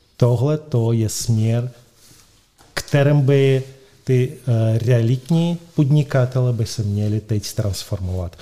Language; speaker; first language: Czech; non-native, fluent; Russian